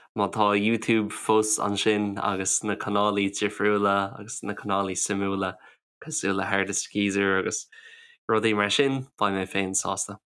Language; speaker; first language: Irish; non-native, local second language; English